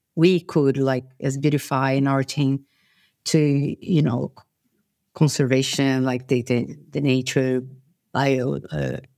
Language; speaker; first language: English; non-native, fluent; Portuguese